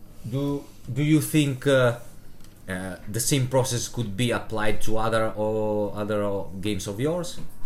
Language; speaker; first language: English; non-native, fluent; Italian